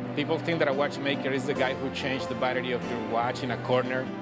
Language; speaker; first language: English; non-native, fluent; Spanish